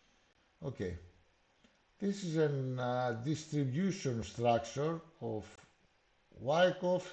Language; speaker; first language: English; non-native, fluent; Greek